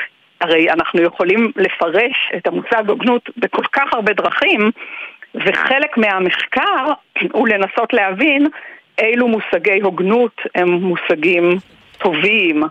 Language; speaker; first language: Hebrew; native; Hebrew